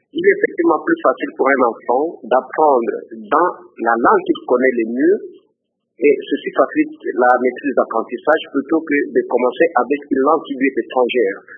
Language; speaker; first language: French; non-native, local second language; Lingala